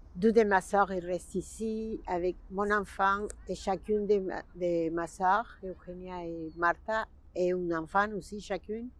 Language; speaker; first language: French; non-native, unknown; Spanish